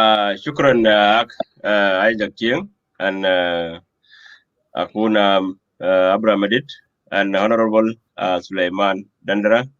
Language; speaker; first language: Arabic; non-native, local second language; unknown